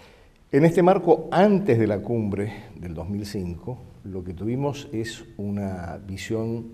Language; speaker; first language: Spanish; native; Spanish